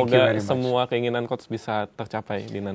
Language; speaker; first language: Indonesian; native; Indonesian